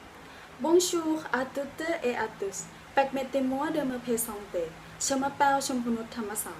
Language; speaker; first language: French; non-native, learner; Thai